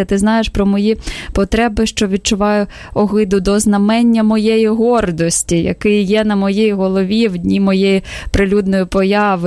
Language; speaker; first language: Ukrainian; native; Ukrainian